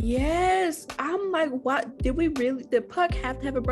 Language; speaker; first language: English; native; English